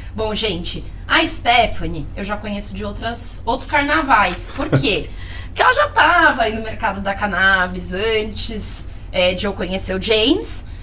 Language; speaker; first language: Portuguese; native; Portuguese